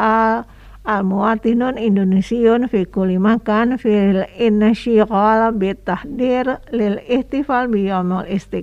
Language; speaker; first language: Arabic; non-native, fluent; Indonesian